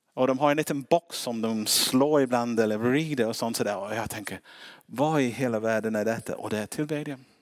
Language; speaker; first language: Swedish; non-native, fluent; English